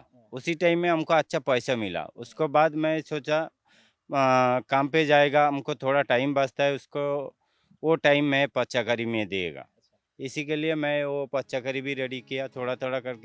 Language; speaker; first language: Hindi; non-native, local second language; Odia